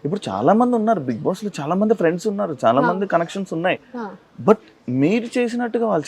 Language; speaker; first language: Telugu; native; Telugu